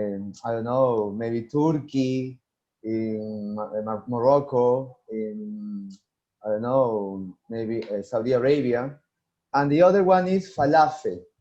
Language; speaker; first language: English; non-native, fluent; Spanish